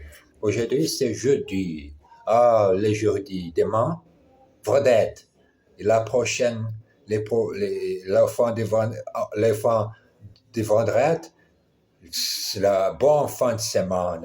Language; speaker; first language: French; non-native, learner; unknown